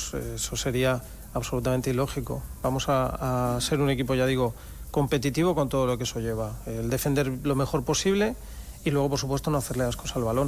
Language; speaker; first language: Spanish; native; Spanish